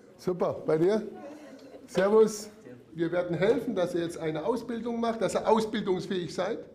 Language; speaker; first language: German; native; German